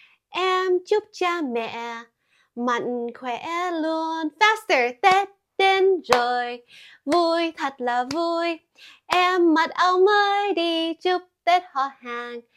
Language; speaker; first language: Vietnamese; early bilingual, heritage; Vietnamese